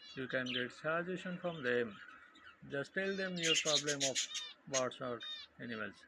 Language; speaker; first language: English; non-native, local second language; Bangla